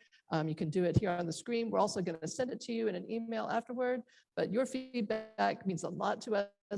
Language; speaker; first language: English; native; English